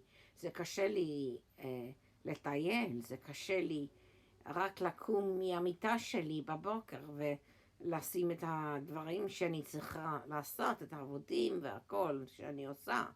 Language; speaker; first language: Hebrew; early bilingual, heritage; English